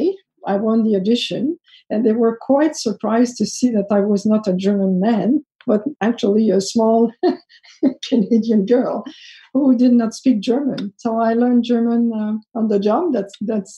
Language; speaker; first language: English; non-native, fluent; French